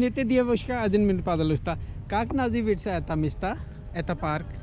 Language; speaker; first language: Russian; non-native, learner; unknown